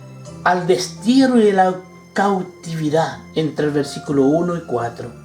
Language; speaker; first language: Spanish; native; Spanish